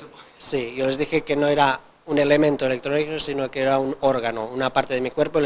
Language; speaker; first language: Spanish; non-native, local second language; Catalan